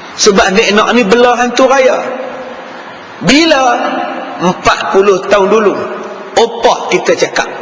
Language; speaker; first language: Malay; native; Malay